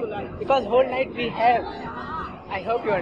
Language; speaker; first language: English; non-native, learner; Hindi